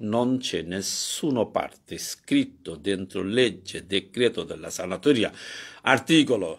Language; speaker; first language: Italian; non-native, learner; Bangla